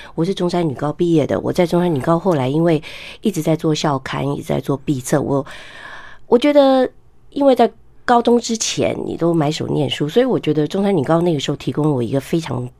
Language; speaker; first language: Chinese; native; Chinese